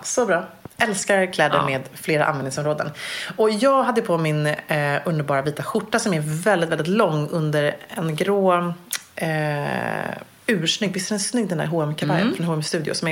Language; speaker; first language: Swedish; native; Swedish